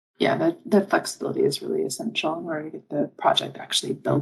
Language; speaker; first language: English; native; English